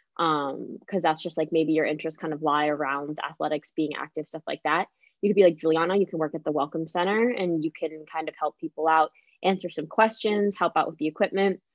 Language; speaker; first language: English; native; English